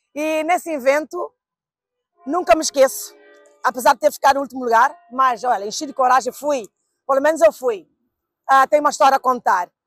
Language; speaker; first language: Portuguese; non-native, local second language; Kabuverdianu